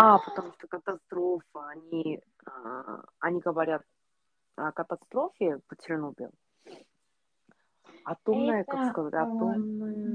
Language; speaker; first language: Russian; non-native, learner; Korean